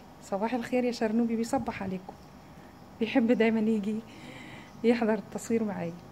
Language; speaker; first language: Arabic; native; Arabic